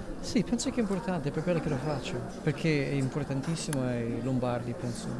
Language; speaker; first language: Italian; non-native, fluent; English